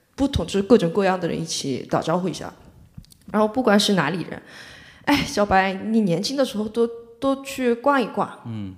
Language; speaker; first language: Chinese; non-native, fluent; Korean